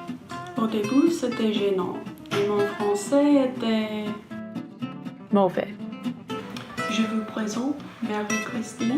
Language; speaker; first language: French; non-native, learner; English